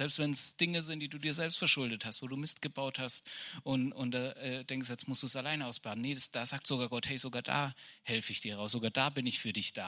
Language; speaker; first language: German; native; German